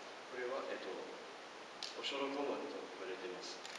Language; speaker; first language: Japanese; non-native, fluent; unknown